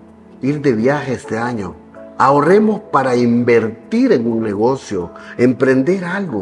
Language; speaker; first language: Spanish; native; Spanish